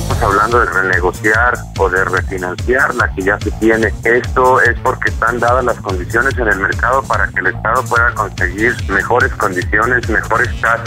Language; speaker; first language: Spanish; native; Spanish